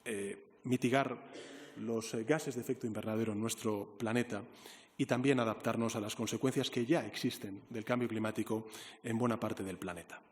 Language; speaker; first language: Spanish; native; Spanish